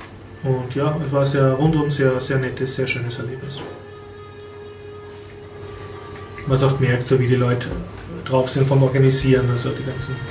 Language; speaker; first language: German; native; German